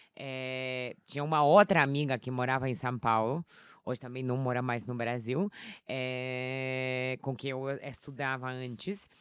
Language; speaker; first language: Portuguese; non-native, fluent; Polish